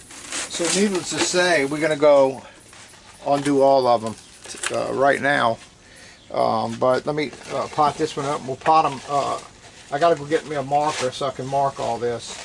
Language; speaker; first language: English; native; English